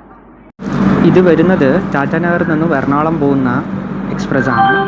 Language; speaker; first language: Malayalam; native; Malayalam